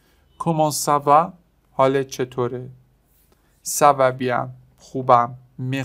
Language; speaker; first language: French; non-native, fluent; Persian